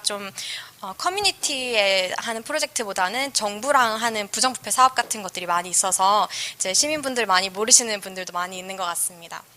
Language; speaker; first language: Korean; native; Korean